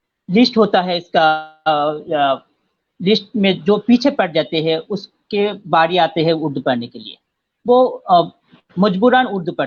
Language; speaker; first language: Hindi; non-native, fluent; Bangla